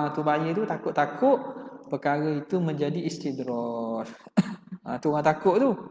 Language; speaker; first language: Malay; native; Malay